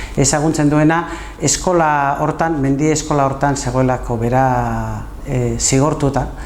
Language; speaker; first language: Basque; native; Basque